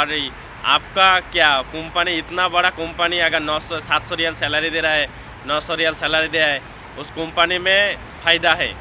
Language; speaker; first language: Hindi; non-native, local second language; Bangla